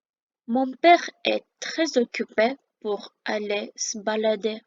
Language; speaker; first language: French; non-native, fluent; Armenian